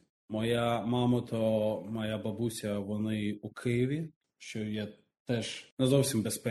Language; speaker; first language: Ukrainian; non-native, local second language; Russian